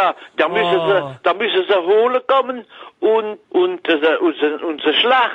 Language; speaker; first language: German; non-native, learner; French